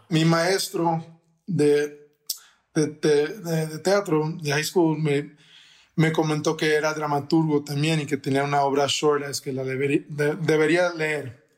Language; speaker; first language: Spanish; early bilingual, heritage; Spanish